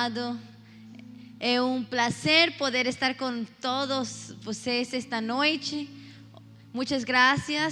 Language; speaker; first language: Portuguese; non-native, learner; Spanish